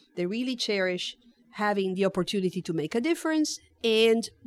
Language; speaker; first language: English; non-native, fluent; Italian